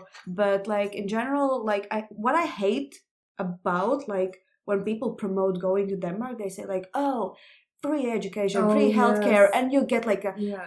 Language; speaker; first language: English; non-native, fluent; Latvian